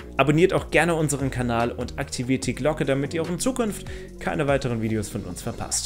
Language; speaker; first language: German; native; German